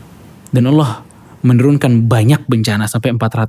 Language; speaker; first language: Indonesian; native; Indonesian